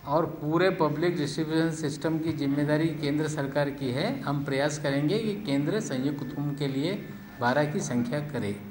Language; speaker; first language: Hindi; non-native, local second language; Marathi